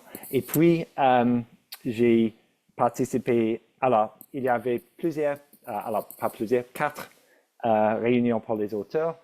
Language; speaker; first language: French; non-native, local second language; English